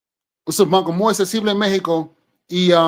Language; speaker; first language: Spanish; non-native, fluent; English